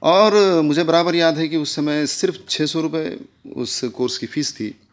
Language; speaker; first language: Hindi; non-native, local second language; Marathi